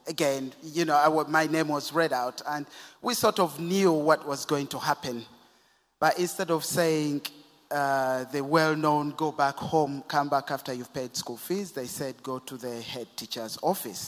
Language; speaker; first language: English; non-native, local second language; Ganda